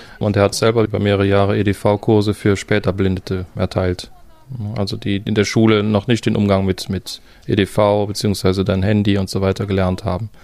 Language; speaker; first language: German; native; German